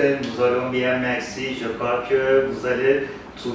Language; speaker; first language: French; non-native, fluent; Turkish